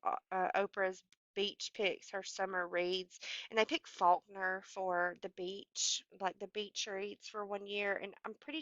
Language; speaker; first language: English; native; English